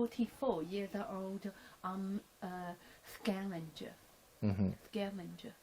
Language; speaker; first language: English; non-native, learner; Chinese